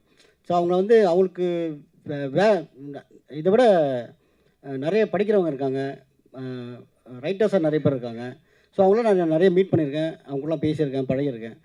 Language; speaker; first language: Tamil; native; Tamil